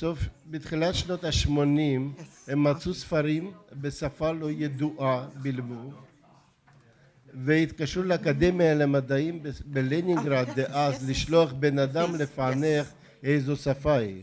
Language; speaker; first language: Hebrew; non-native, fluent; Russian